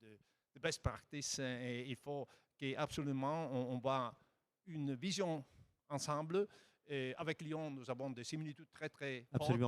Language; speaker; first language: French; non-native, fluent; Italian